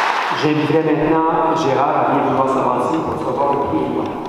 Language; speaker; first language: French; native; French